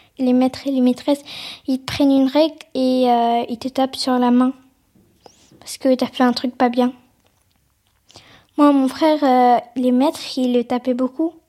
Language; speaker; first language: French; early bilingual, other home language; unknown